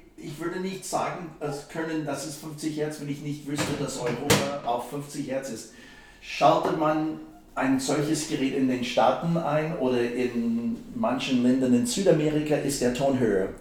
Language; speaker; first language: German; non-native, fluent; English